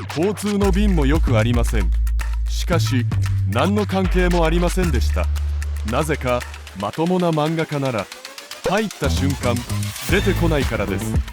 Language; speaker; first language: Japanese; non-native, fluent; Korean